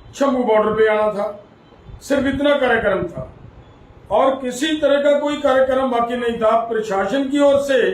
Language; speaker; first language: Hindi; non-native, local second language; Punjabi